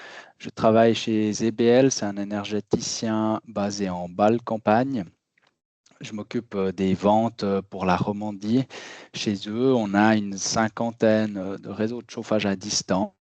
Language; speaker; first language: French; native; French